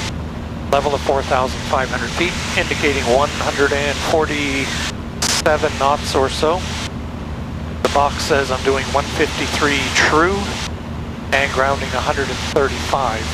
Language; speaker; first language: English; native; English